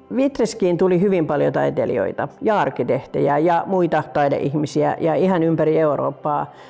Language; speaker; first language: Finnish; native; Finnish